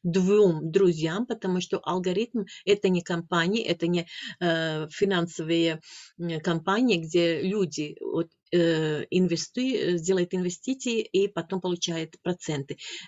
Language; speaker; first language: Russian; non-native, fluent; Latvian